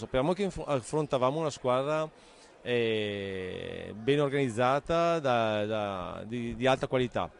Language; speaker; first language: Italian; native; Italian